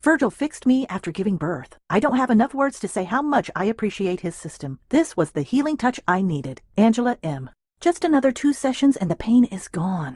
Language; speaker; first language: English; native; English